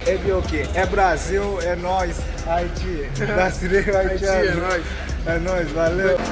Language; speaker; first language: Portuguese; non-native, fluent; Haitian Creole